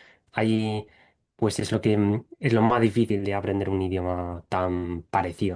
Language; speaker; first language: Spanish; non-native, fluent; English